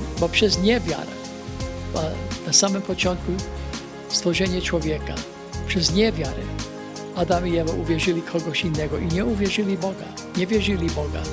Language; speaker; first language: Polish; early bilingual, heritage; Polish